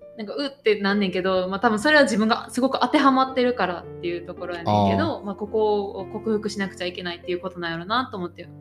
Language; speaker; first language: Japanese; native; Japanese